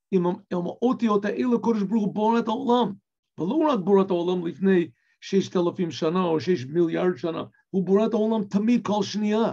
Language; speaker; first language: Hebrew; non-native, fluent; English